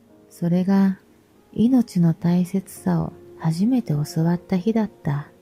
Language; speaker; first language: Japanese; native; Japanese